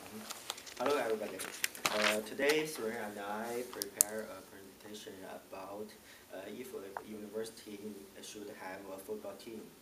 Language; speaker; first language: English; non-native, learner; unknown